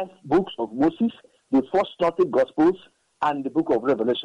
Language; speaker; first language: English; non-native, local second language; Igbo